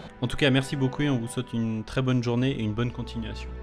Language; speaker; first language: French; native; French